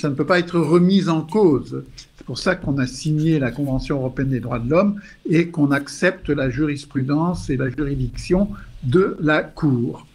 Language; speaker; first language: French; non-native, fluent; English